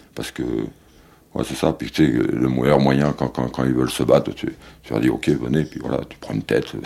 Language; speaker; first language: French; native; French